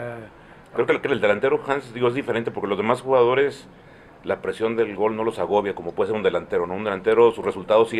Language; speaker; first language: Spanish; native; Spanish